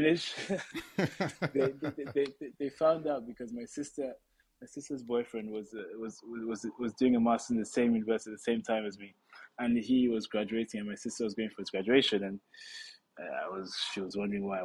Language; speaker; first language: English; non-native, local second language; Yoruba